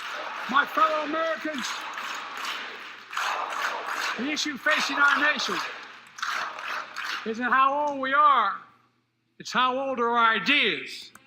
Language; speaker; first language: English; native; English